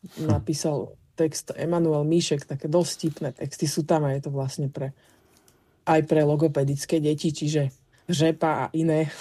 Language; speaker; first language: Slovak; native; Slovak